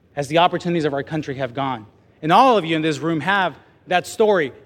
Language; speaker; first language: English; non-native, fluent; Spanish